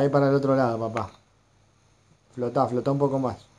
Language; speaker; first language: Spanish; native; Spanish